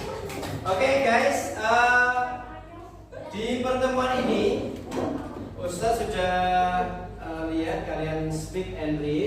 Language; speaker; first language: Indonesian; native; Indonesian